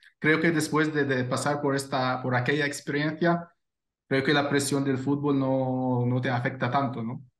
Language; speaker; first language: Spanish; non-native, fluent; Arabic